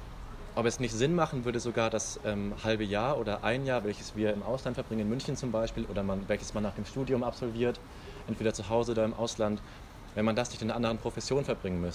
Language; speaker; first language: German; native; German